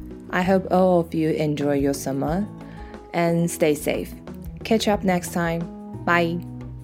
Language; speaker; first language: English; non-native, fluent; Chinese